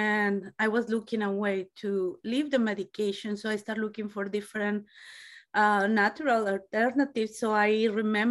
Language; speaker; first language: English; non-native, fluent; Spanish